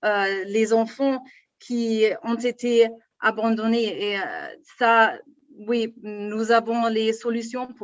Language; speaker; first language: French; non-native, learner; German